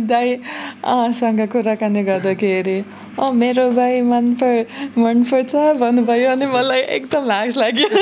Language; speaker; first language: Nepali; non-native, learner; German